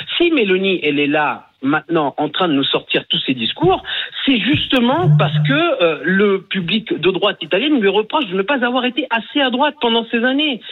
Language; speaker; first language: French; early bilingual, other home language; Italian